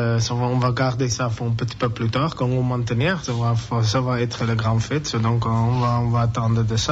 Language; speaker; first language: French; non-native, learner; English